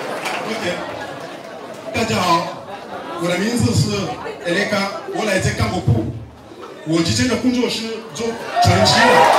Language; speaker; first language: Chinese; non-native, learner; French